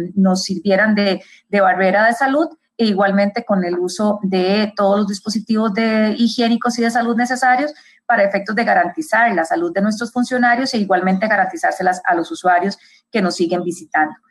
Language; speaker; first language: Spanish; native; Spanish